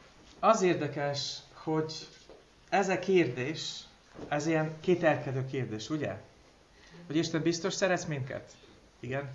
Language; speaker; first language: Hungarian; non-native, fluent; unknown